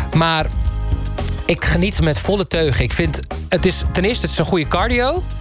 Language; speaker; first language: Dutch; early bilingual, other home language; Persian